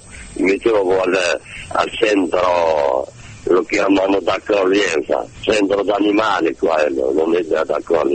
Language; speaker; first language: Italian; non-native, learner; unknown